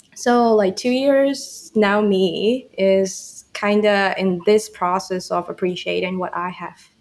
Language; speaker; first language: English; non-native, fluent; Burmese